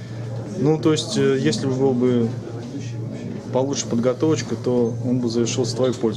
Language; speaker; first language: Russian; native; Russian